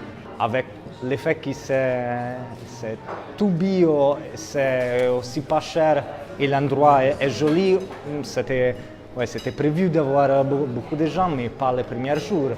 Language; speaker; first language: French; non-native, fluent; Italian